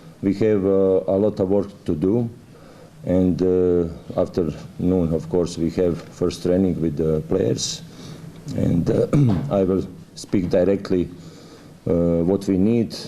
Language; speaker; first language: English; non-native, fluent; Croatian